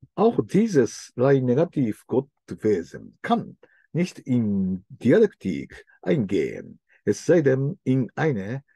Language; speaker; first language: German; non-native, fluent; Japanese